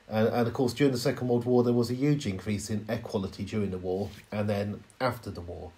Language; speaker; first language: English; native; English